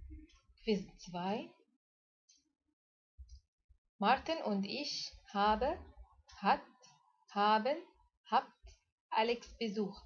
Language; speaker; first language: German; non-native, fluent; Arabic